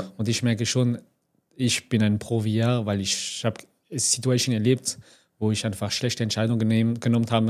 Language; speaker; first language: German; non-native, fluent; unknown